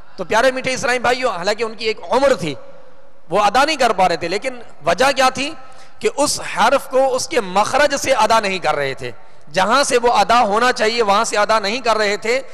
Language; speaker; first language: Urdu; native; Urdu